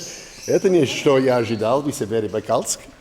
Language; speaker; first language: Russian; non-native, learner; English